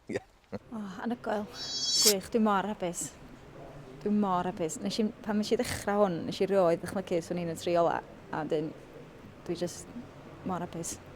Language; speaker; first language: Welsh; native; Welsh